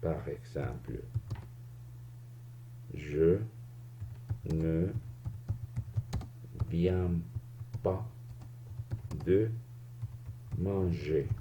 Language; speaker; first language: French; non-native, fluent; Spanish